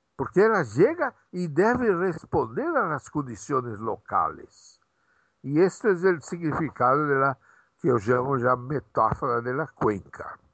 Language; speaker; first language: Spanish; non-native, fluent; Portuguese